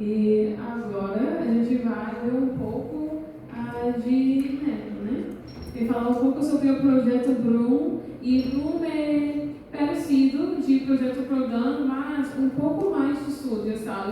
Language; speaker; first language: Portuguese; non-native, learner; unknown